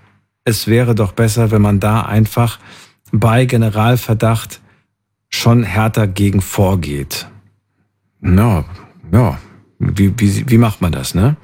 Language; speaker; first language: German; native; German